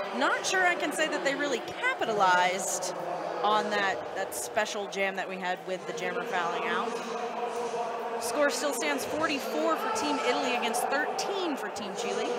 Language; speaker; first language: English; native; English